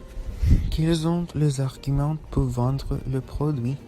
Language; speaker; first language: French; non-native, fluent; Spanish